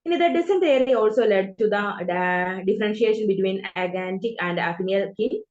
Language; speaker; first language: English; non-native, local second language; Malayalam